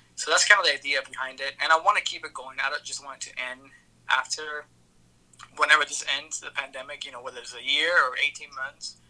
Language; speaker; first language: English; early bilingual, other home language; Spanish